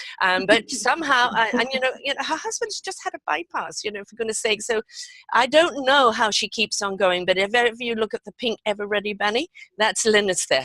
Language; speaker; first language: English; native; English